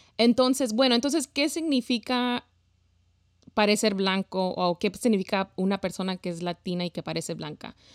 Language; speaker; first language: Spanish; early bilingual, heritage; Spanish